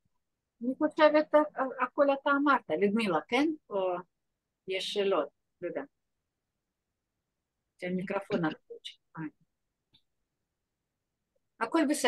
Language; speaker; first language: Hebrew; non-native, fluent; Russian